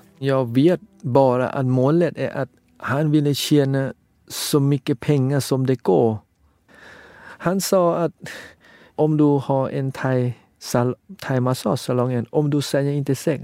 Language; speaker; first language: Swedish; non-native, learner; Thai